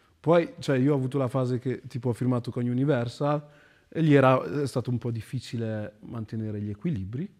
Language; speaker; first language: Italian; early bilingual, other home language; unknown